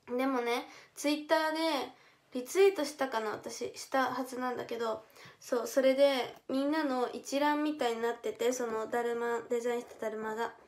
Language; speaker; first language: Japanese; native; Japanese